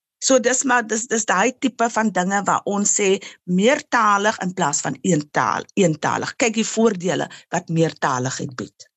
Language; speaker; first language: Afrikaans; native; Afrikaans